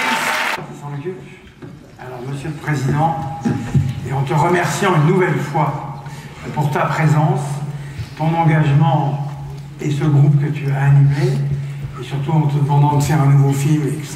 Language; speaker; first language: French; native; French